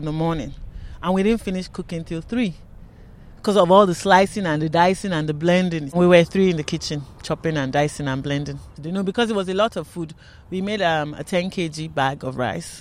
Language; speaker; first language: English; non-native, local second language; Yoruba